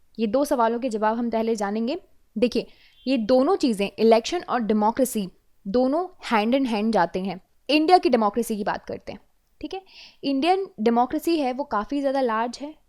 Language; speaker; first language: Hindi; native; Hindi